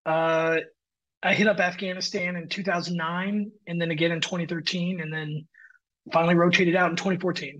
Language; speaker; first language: English; native; English